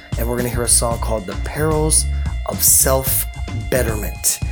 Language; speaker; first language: English; native; English